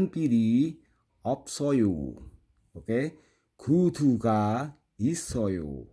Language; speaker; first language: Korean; non-native, fluent; Indonesian